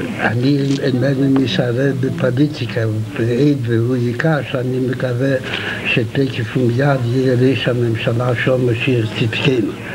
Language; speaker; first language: Hebrew; non-native, fluent; Yiddish